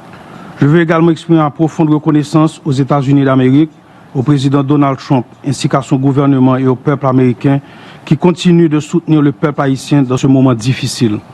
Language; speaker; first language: French; non-native, local second language; Haitian Creole